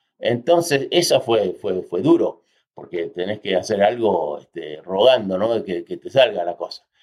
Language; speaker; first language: Spanish; early bilingual, heritage; Spanish